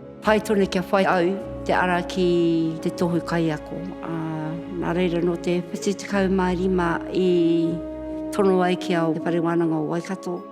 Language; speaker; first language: Māori; non-native, local second language; English